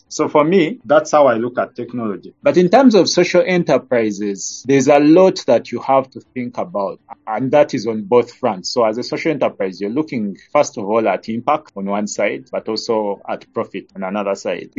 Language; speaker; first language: English; non-native, local second language; Ganda